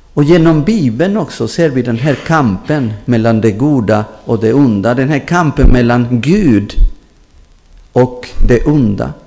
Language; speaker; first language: Swedish; non-native, fluent; Spanish